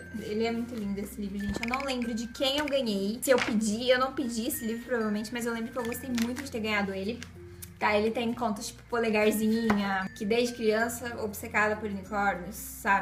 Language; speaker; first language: Portuguese; native; Portuguese